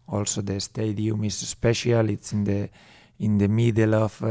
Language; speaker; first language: English; non-native, fluent; Spanish